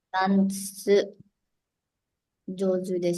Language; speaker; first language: Japanese; non-native, learner; Indonesian